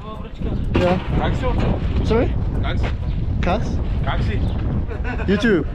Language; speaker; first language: English; non-native, learner; Korean